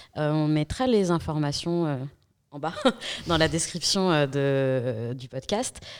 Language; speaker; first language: French; native; French